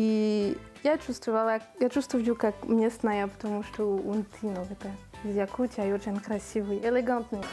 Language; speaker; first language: Russian; non-native, learner; French